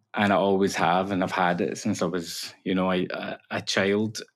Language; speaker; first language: English; native; English